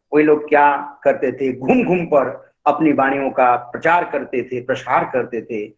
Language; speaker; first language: Hindi; non-native, local second language; Odia